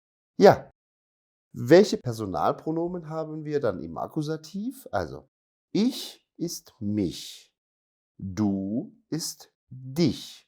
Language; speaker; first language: German; non-native, fluent; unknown